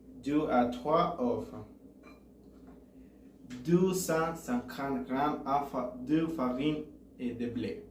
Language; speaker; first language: French; non-native, learner; Spanish